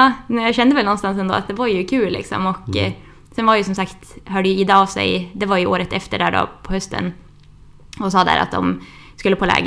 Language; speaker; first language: Swedish; native; Swedish